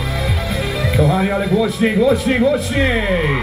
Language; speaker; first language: Polish; native; Polish